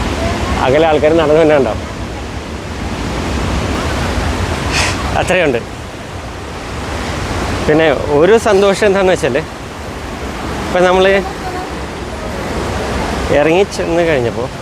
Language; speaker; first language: Malayalam; native; Malayalam